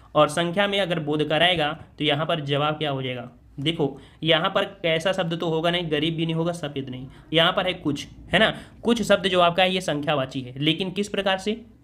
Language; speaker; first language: Hindi; native; Hindi